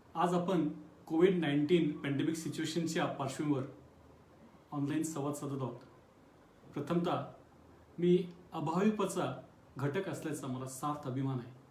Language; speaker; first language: Marathi; non-native, local second language; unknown